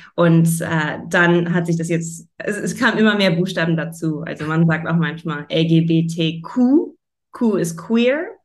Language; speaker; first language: German; early bilingual, heritage; German